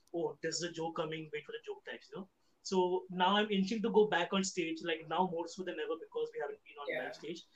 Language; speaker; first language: English; non-native, local second language; Hindi